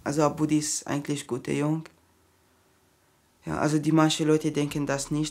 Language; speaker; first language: German; non-native, fluent; Arabic